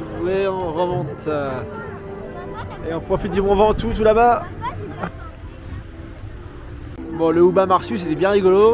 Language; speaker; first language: French; native; French